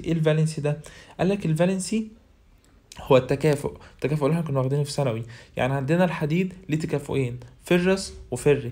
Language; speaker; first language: Arabic; native; Arabic